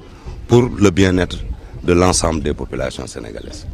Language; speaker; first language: French; non-native, local second language; Wolof